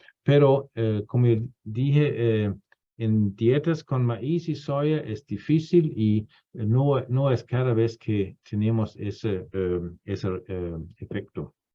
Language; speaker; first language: Spanish; non-native, fluent; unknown